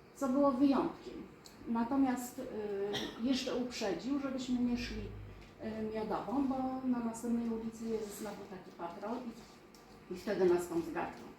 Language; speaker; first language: Polish; native; Polish